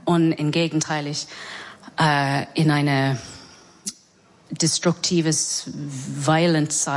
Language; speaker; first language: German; non-native, learner; English